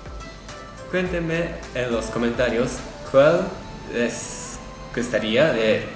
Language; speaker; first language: Spanish; non-native, learner; Japanese